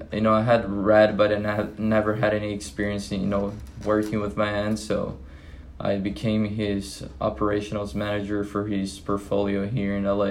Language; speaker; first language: English; non-native, fluent; Portuguese